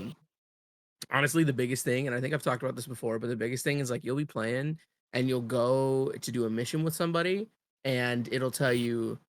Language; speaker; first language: English; native; English